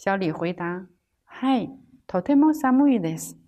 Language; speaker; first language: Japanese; non-native, fluent; Chinese